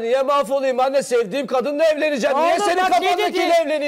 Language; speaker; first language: Turkish; native; Turkish